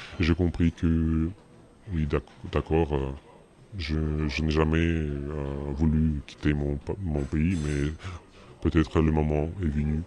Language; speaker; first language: French; non-native, fluent; Russian